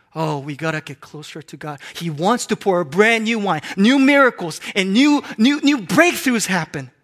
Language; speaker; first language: English; non-native, local second language; Korean